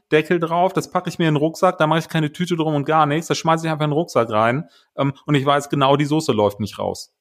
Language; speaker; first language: German; native; German